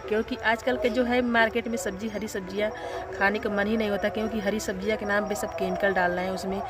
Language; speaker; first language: Hindi; non-native, local second language; Bhojpuri